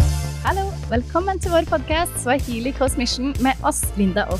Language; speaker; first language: Norwegian; native; Norwegian